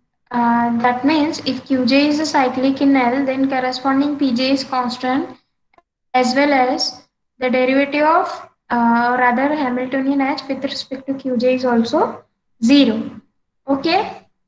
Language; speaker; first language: English; non-native, local second language; Marathi